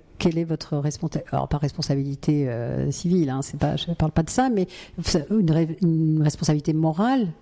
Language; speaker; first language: French; native; French